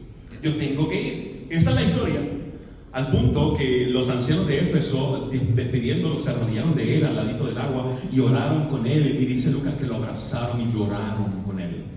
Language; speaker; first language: Spanish; native; Spanish